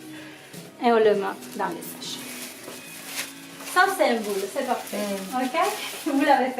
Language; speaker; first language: French; non-native, learner; Italian